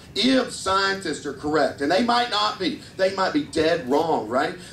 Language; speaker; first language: English; native; English